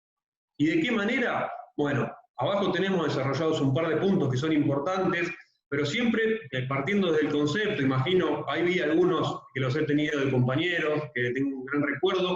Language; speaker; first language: Spanish; native; Spanish